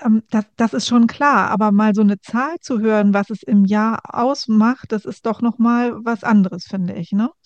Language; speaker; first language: German; native; German